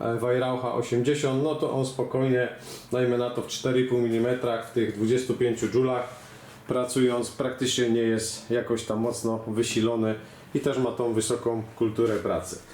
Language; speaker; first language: Polish; native; Polish